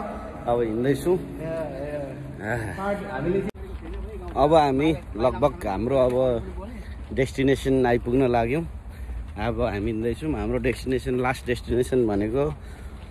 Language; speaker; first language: Nepali; native; Nepali